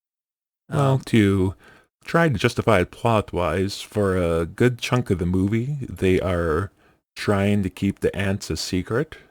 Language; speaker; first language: English; native; English